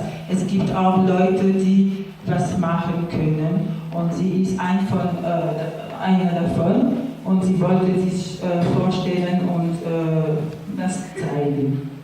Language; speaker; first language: German; non-native, fluent; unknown